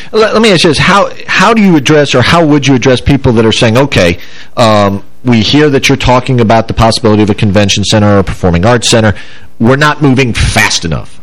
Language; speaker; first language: English; native; English